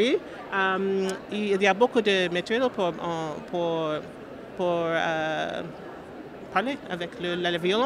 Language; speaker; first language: French; non-native, learner; English